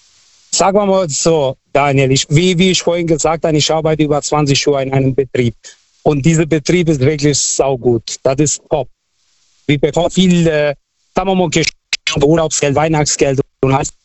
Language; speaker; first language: German; non-native, fluent; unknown